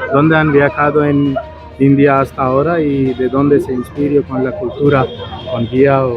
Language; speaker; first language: Spanish; non-native, learner; Hindi